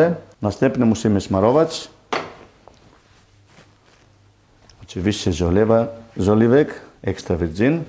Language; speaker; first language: Polish; non-native, fluent; Greek